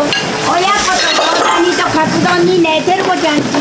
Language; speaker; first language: Japanese; native; Japanese